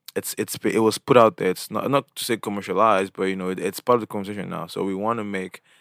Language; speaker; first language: English; non-native, local second language; Igbo